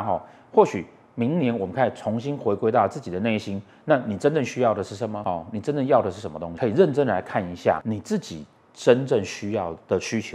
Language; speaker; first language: Chinese; native; Chinese